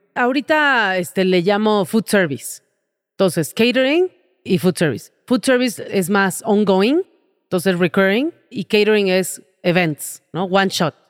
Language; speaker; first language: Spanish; native; Spanish